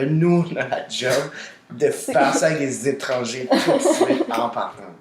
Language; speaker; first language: French; native; French